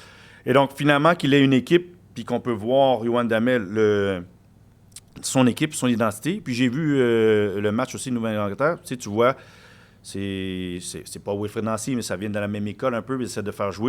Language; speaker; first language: French; native; French